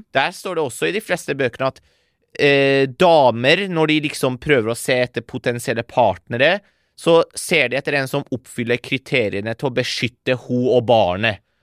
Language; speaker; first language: Norwegian; early bilingual, other home language; Persian